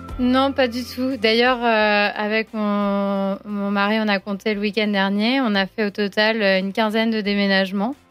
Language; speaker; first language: French; native; French